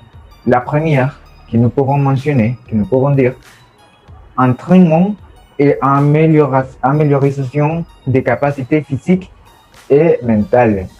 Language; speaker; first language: French; non-native, learner; Spanish